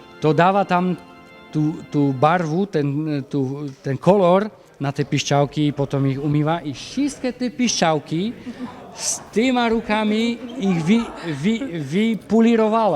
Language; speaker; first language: Polish; non-native, learner; Slovak